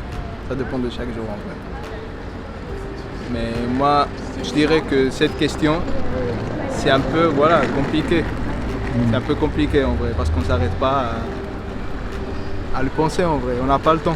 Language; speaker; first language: French; non-native, fluent; Spanish